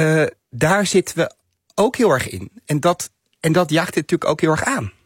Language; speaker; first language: Dutch; native; Dutch